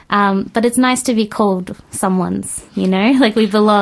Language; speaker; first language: English; native; English